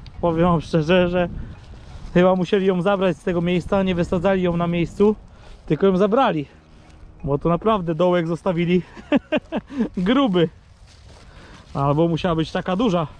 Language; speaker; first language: Polish; native; Polish